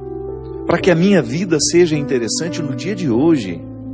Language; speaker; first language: Portuguese; native; Portuguese